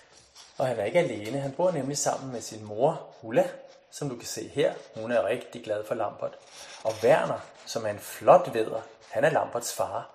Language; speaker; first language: Danish; native; Danish